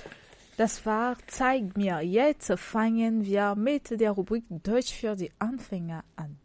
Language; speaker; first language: German; non-native, fluent; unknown